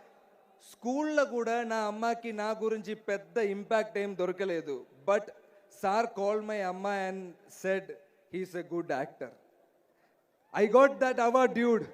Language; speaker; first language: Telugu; non-native, learner; Malayalam